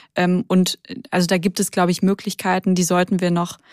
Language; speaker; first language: German; native; German